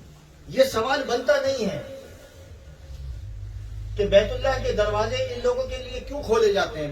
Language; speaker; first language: Urdu; native; Urdu